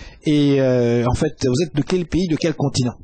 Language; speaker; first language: French; native; French